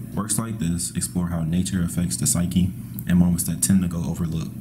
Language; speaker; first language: English; native; English